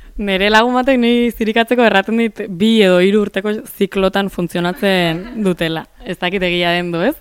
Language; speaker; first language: Basque; native; Basque